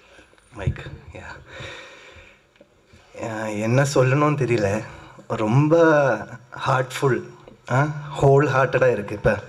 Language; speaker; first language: Tamil; non-native, learner; Malayalam